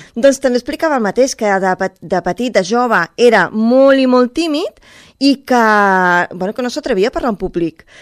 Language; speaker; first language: Catalan; native; Catalan